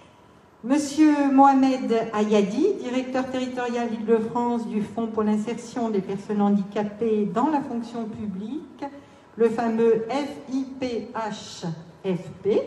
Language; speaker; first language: French; native; French